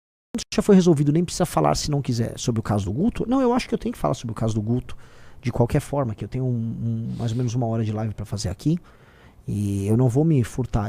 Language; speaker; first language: Portuguese; native; Portuguese